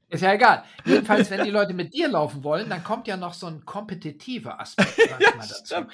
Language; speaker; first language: German; native; German